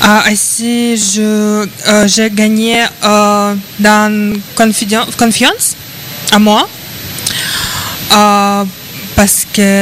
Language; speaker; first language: French; non-native, learner; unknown